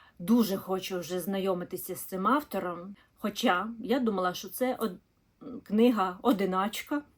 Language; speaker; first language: Ukrainian; non-native, local second language; Russian